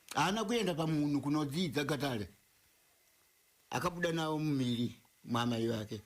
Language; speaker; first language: Shona; non-native, fluent; Nyanja